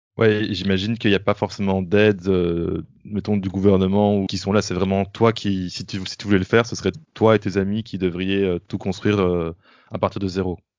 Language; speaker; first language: French; native; French